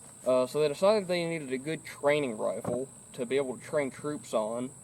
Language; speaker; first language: English; native; English